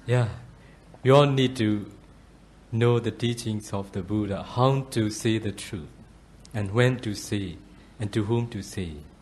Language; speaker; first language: English; non-native, fluent; Burmese